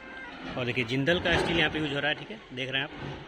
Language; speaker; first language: Hindi; native; Hindi